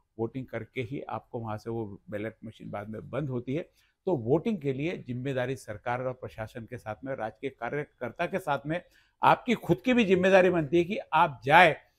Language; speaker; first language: Hindi; non-native, local second language; Marathi